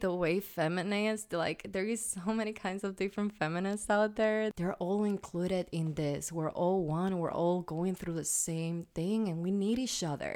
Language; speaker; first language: English; non-native, fluent; Spanish